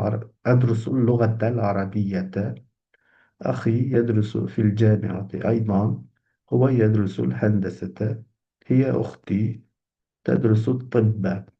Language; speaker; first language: Arabic; non-native, fluent; Uzbek